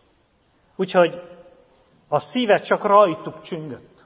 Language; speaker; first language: Hungarian; native; Hungarian